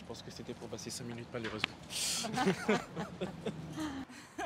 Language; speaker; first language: French; native; French